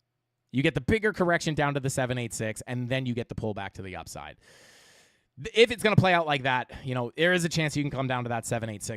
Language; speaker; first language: English; native; English